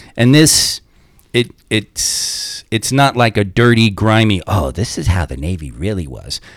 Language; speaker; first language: English; native; English